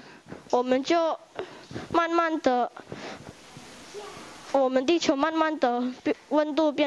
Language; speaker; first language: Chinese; non-native, learner; Indonesian